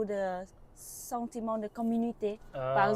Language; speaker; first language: French; non-native, learner; Vietnamese